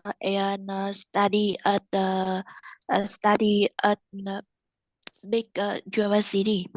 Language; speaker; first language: English; non-native, learner; Vietnamese